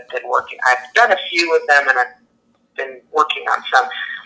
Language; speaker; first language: English; native; English